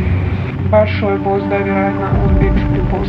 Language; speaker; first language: Russian; non-native, learner; Uzbek